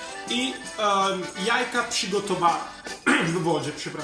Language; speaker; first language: Polish; non-native, learner; Italian